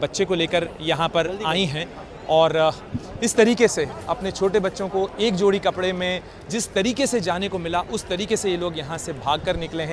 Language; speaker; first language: Hindi; native; Hindi